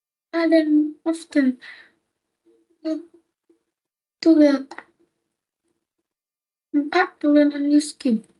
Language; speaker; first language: English; non-native, learner; Vietnamese